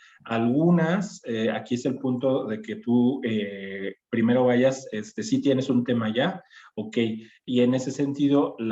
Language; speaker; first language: Spanish; native; Spanish